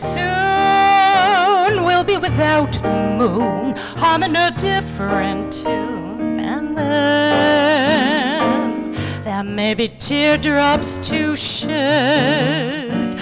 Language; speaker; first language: English; native; English